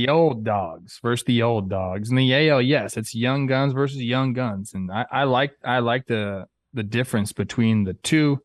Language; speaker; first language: English; native; English